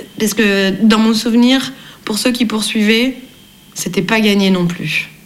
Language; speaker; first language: French; native; French